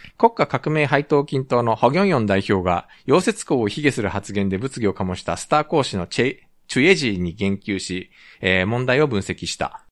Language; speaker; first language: Japanese; native; Japanese